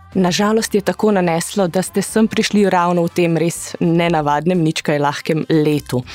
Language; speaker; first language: Slovenian; early bilingual, heritage; Slovenian